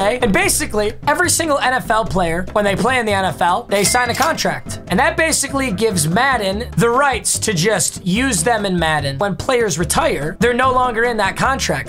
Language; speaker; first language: English; native; English